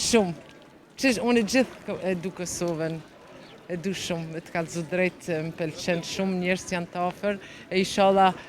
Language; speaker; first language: Albanian; early bilingual, heritage; Albanian